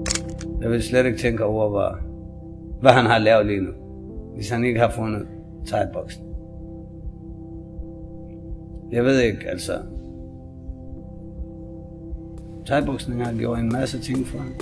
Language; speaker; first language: Danish; non-native, fluent; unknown